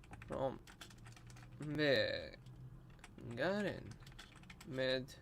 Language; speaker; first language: Swedish; non-native, learner; Russian